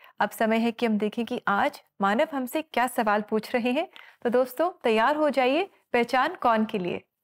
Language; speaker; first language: Hindi; native; Hindi